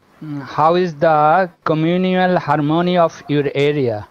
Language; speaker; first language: English; non-native, learner; Bangla